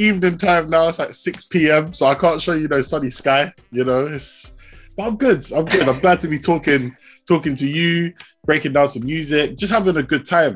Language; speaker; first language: English; native; English